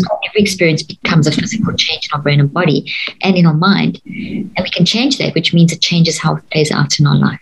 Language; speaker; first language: English; native; English